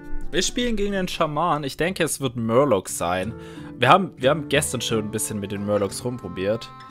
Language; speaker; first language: German; native; German